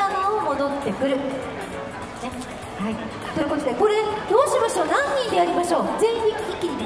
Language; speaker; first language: Japanese; native; Japanese